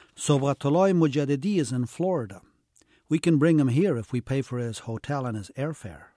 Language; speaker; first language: English; early bilingual, heritage; English